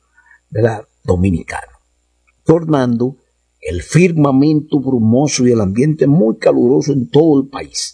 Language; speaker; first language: Spanish; native; Spanish